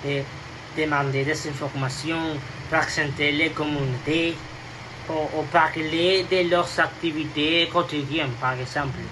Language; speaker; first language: French; non-native, fluent; Spanish